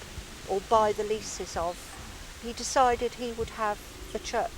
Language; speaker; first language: English; native; English